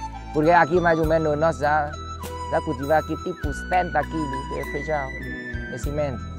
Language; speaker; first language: Portuguese; non-native, learner; Vietnamese